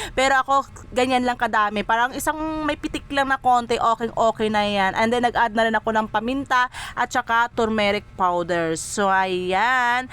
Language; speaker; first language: Filipino; non-native, local second language; Cebuano